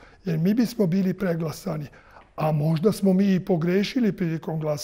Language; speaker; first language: Serbian; native; Serbian